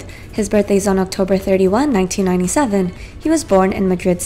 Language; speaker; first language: English; native; English